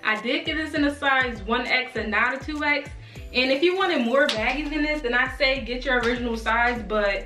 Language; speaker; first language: English; native; English